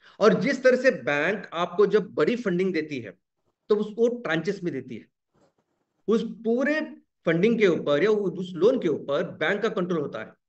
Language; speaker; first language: Hindi; non-native, local second language; Marathi